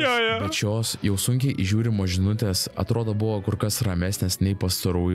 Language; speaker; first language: Lithuanian; native; Lithuanian